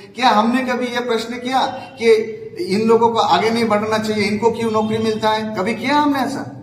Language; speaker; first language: Hindi; non-native, local second language; Bangla